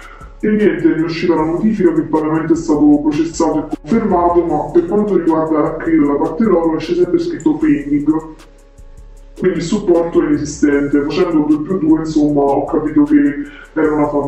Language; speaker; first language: Italian; native; Italian